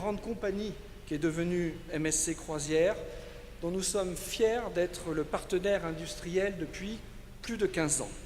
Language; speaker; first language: French; native; French